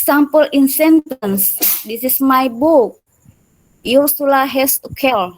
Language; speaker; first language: English; non-native, learner; Indonesian